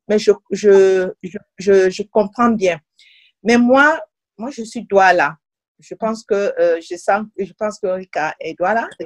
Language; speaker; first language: French; non-native, local second language; Duala